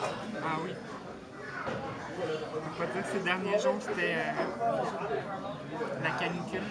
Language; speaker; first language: French; native; French